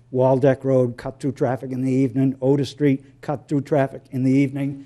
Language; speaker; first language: English; native; English